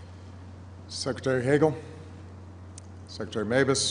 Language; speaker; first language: English; native; English